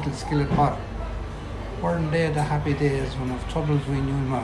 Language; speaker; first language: English; native; English